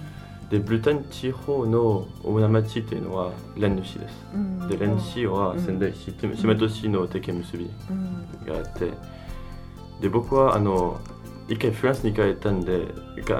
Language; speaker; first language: Japanese; non-native, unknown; French